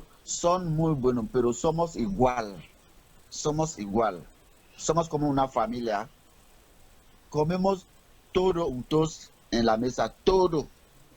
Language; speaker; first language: Spanish; non-native, learner; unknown